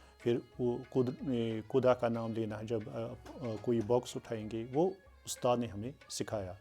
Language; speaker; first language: Urdu; non-native, local second language; Kashmiri